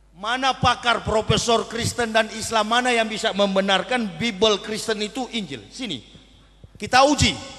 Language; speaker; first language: Indonesian; native; Indonesian